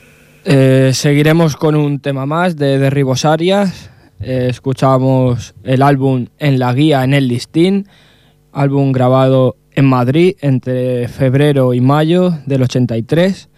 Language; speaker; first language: Spanish; native; Spanish